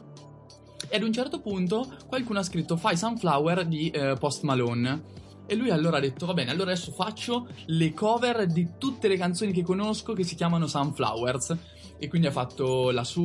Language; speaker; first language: Italian; native; Italian